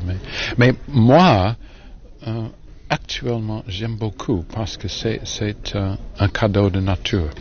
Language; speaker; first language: French; non-native, learner; English